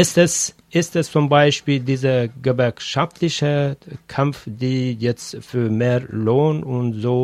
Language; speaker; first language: German; non-native, fluent; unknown